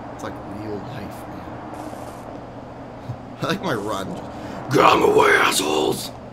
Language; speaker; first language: English; native; English